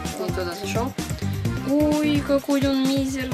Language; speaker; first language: Russian; native; Russian